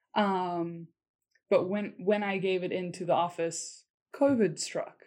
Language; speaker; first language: English; native; English